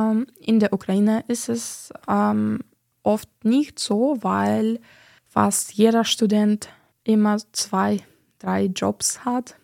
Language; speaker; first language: German; non-native, fluent; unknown